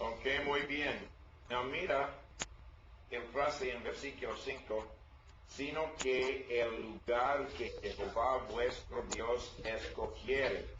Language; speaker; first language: Spanish; non-native, learner; English